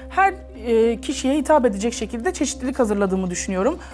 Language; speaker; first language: Turkish; native; Turkish